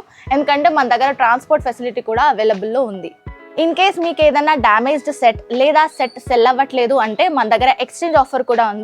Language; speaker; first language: Telugu; native; Telugu